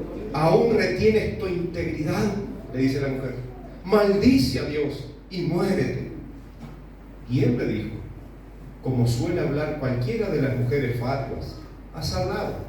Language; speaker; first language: Spanish; native; Spanish